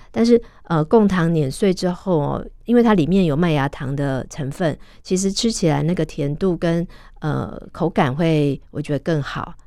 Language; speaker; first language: Chinese; native; Chinese